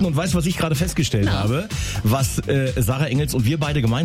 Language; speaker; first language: German; native; German